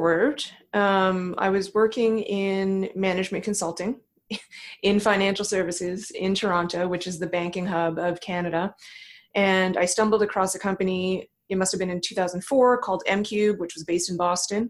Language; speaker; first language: English; native; English